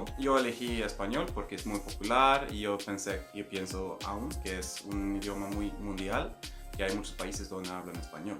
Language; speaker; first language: Spanish; non-native, fluent; Swedish